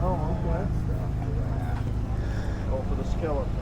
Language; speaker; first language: English; native; English